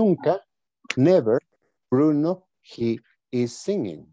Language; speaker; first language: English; non-native, fluent; Spanish